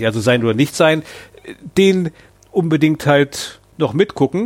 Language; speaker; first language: German; native; German